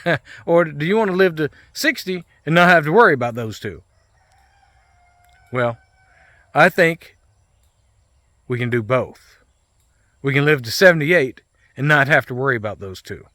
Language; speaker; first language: English; native; English